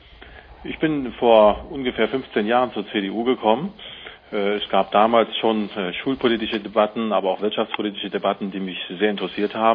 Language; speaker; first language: German; native; German